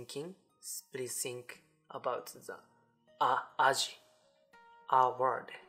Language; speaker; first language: English; non-native, learner; Japanese